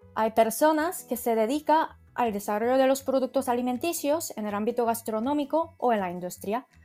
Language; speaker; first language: Spanish; non-native, fluent; Korean